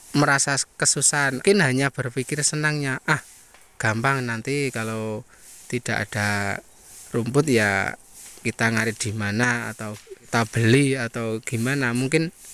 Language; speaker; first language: Indonesian; non-native, local second language; Javanese